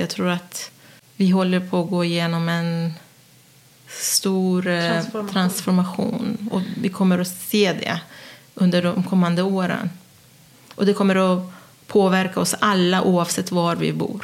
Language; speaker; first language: Swedish; non-native, fluent; Persian